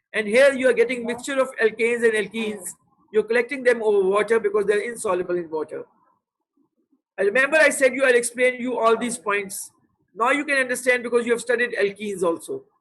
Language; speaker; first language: English; non-native, local second language; Urdu